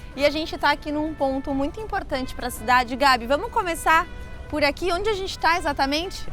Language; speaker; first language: Portuguese; native; Portuguese